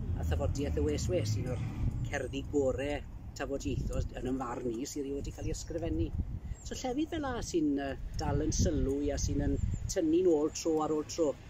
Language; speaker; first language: Welsh; early bilingual, heritage; Welsh